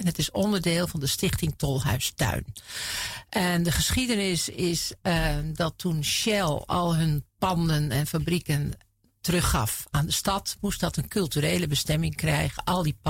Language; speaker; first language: Dutch; native; Dutch